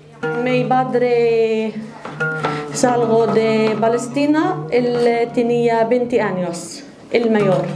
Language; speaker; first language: Spanish; non-native, learner; Arabic